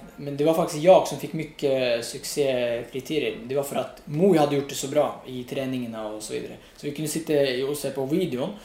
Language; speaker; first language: Swedish; non-native, fluent; Riffian